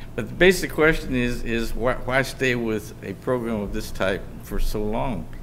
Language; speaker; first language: English; native; English